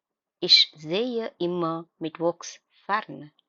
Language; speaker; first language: German; non-native, fluent; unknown